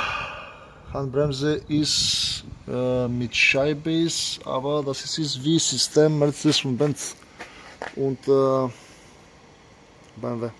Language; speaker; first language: German; non-native, learner; Bulgarian